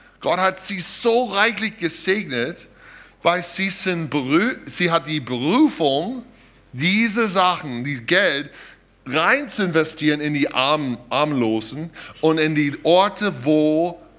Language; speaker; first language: German; non-native, fluent; English